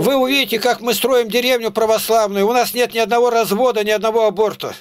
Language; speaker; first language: Russian; native; Russian